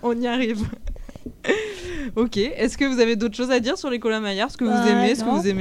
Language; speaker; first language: French; native; French